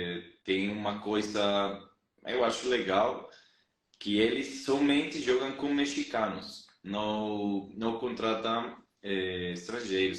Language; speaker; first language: Portuguese; non-native, fluent; Spanish